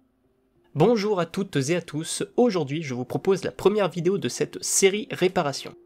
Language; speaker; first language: French; native; French